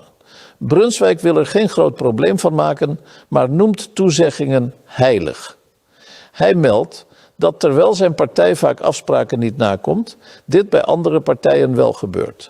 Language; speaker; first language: Dutch; native; Dutch